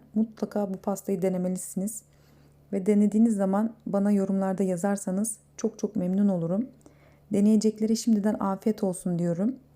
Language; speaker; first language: Turkish; native; Turkish